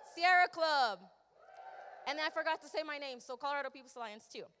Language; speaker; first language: English; early bilingual, other home language; Spanish